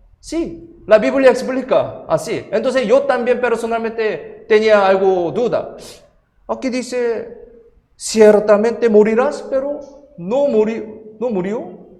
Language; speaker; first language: Spanish; non-native, fluent; Korean